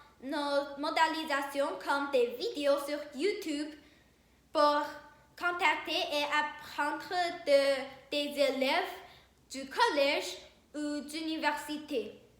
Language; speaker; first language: French; non-native, learner; Chinese